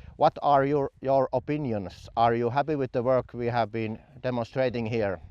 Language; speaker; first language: English; non-native, fluent; Finnish